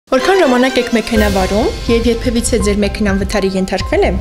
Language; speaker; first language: Armenian; native; Armenian